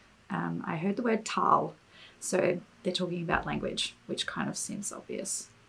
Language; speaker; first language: English; native; English